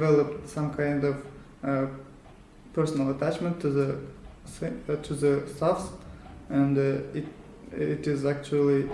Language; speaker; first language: English; non-native, learner; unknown